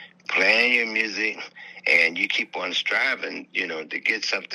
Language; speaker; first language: English; native; English